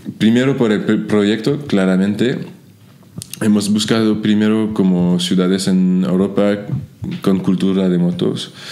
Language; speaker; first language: Spanish; non-native, fluent; French